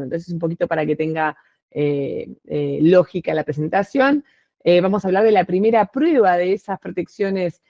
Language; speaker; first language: Spanish; native; Spanish